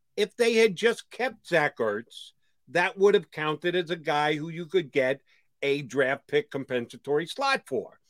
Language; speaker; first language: English; native; English